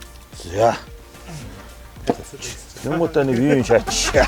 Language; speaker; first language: Mongolian; native; Mongolian